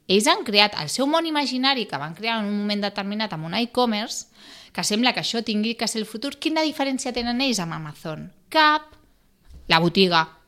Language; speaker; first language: Catalan; non-native, local second language; Spanish